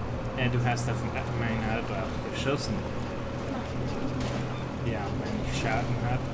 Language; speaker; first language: German; native; German